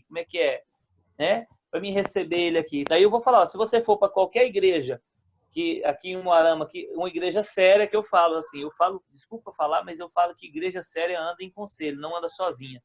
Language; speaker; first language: Portuguese; native; Portuguese